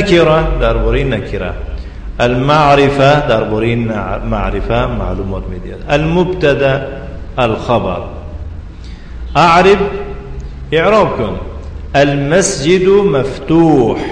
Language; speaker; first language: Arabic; non-native, fluent; Tajik